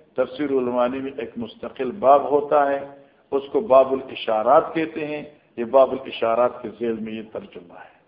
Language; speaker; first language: Urdu; non-native, local second language; Northern Hindko